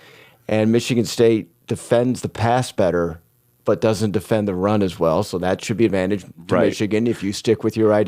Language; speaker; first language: English; native; English